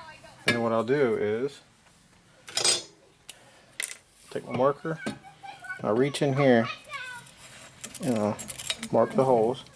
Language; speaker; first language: English; native; English